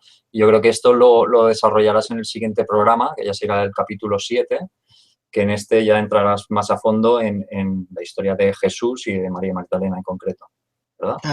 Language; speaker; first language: Spanish; native; Spanish